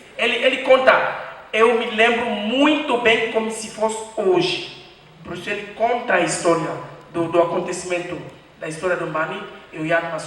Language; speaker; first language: Portuguese; non-native, fluent; French